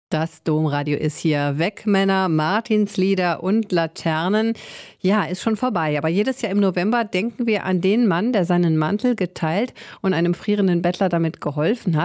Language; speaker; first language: German; native; German